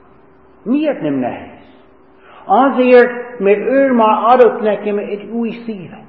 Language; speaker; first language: Hungarian; non-native, fluent; English